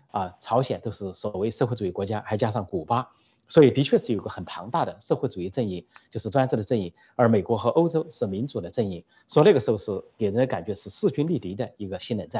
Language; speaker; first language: Chinese; native; Chinese